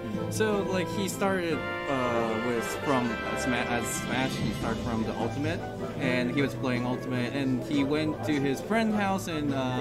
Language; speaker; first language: English; non-native, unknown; Japanese